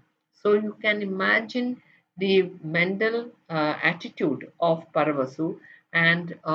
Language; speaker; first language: English; non-native, local second language; Malayalam